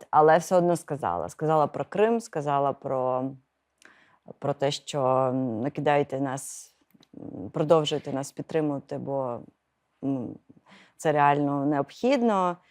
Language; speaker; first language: Ukrainian; non-native, local second language; Russian